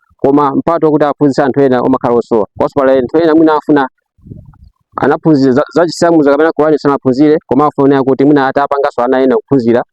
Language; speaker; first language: Nyanja; non-native, local second language; Yao